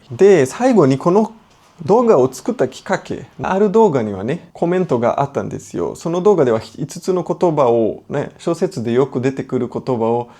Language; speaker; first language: Japanese; non-native, fluent; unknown